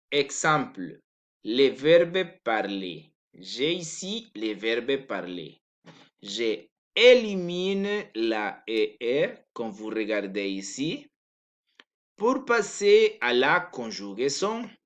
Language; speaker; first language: French; non-native, learner; Spanish